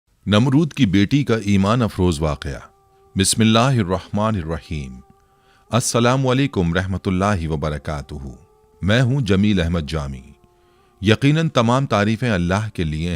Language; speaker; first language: Urdu; native; Urdu